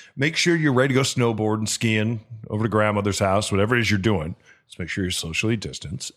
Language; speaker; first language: English; native; English